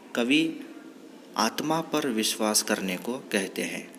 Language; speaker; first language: Hindi; non-native, local second language; Kannada